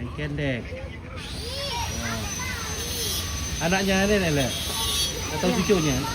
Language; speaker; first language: Indonesian; non-native, local second language; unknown